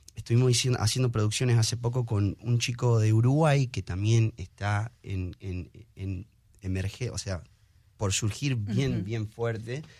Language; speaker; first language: Spanish; native; Spanish